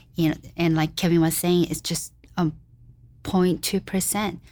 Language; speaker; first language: English; non-native, fluent; Japanese